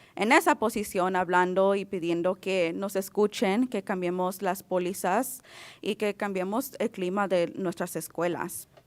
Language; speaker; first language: Spanish; early bilingual, other home language; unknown